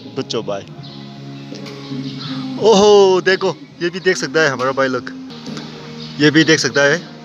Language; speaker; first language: Hindi; non-native, local second language; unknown